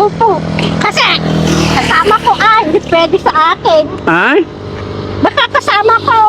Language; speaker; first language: Filipino; non-native, local second language; Iloko